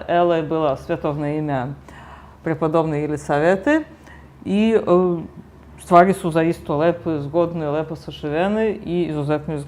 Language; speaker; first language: Bosnian; native; Bosnian